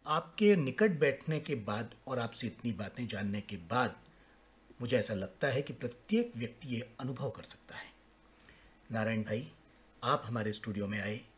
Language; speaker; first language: Hindi; non-native, local second language; Marathi